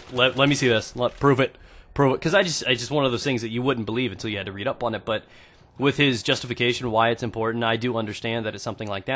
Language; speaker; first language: English; native; English